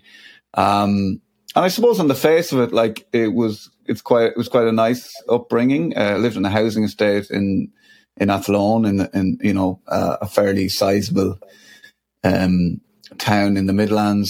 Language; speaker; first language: English; native; English